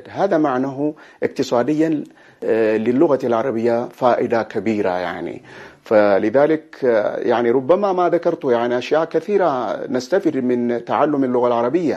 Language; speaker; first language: Arabic; non-native, fluent; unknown